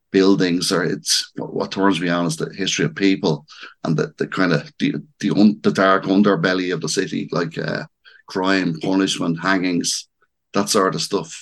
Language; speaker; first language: English; native; English